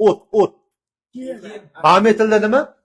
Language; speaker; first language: Korean; non-native, fluent; Uzbek